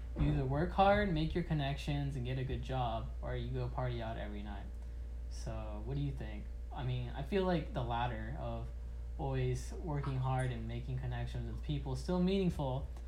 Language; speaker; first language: English; early bilingual, other home language; Japanese